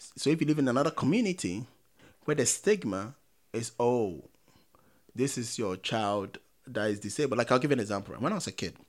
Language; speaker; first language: English; non-native, local second language; Akan